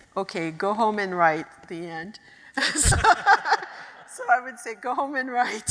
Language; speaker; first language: English; early bilingual, other home language; Haitian Creole